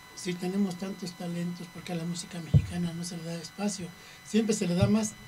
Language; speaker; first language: Spanish; native; Spanish